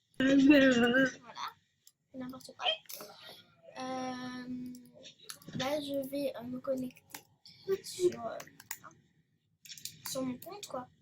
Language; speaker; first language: French; native; French